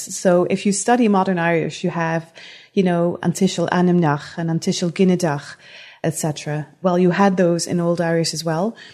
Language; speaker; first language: English; non-native, fluent; Dutch